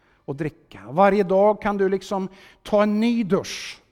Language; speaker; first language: Swedish; native; Swedish